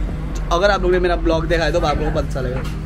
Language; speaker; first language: Hindi; non-native, local second language; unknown